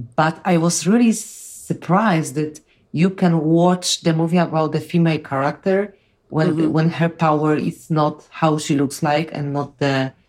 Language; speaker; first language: English; non-native, fluent; Polish